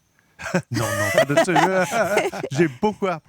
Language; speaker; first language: French; non-native, learner; English